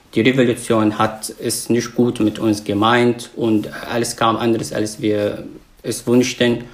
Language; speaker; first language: German; non-native, fluent; Arabic